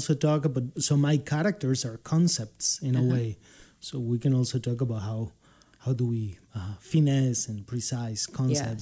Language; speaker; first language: English; non-native, fluent; Spanish